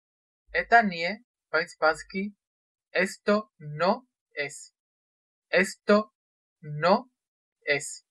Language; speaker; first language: Spanish; non-native, fluent; Russian